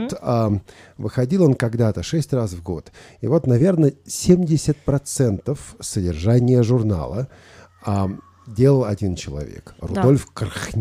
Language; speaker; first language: Russian; native; Russian